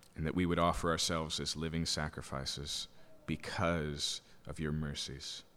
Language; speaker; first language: English; native; English